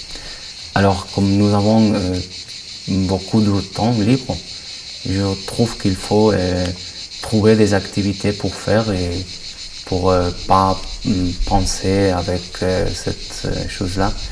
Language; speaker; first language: French; non-native, learner; Spanish